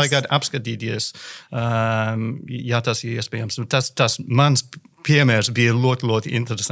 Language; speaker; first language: Latvian; non-native, learner; English